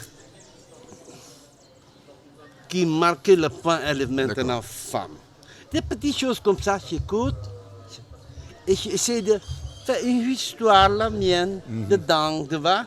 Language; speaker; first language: French; non-native, learner; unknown